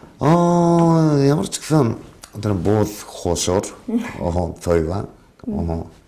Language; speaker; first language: Mongolian; non-native, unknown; Japanese